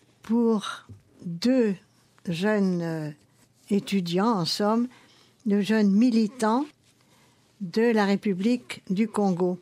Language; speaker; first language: French; native; French